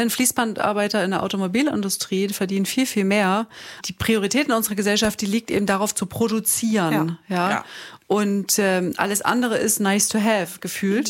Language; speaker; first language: German; native; German